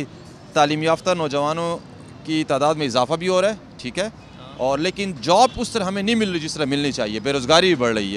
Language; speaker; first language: Urdu; native; Urdu